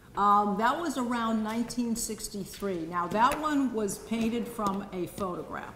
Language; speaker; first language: English; native; English